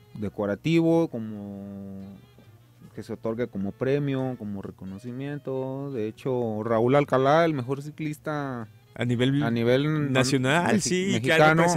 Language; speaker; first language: Spanish; native; Spanish